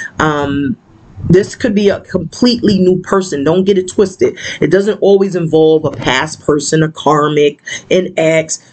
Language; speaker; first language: English; native; English